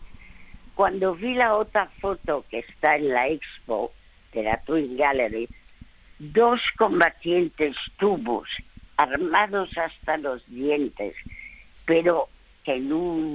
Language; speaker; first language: Spanish; early bilingual, other home language; French